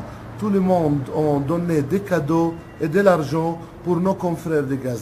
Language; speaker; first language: French; non-native, local second language; Arabic